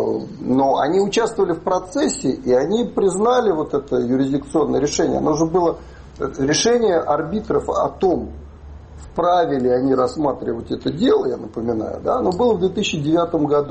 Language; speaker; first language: Russian; native; Russian